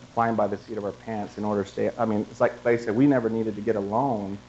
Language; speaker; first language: English; native; English